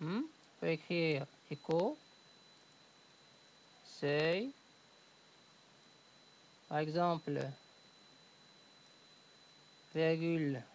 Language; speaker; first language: French; native; French